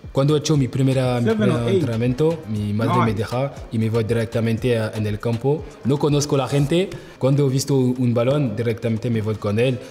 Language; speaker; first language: Spanish; non-native, learner; French